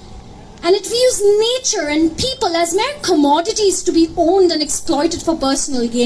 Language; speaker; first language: English; non-native, local second language; Bangla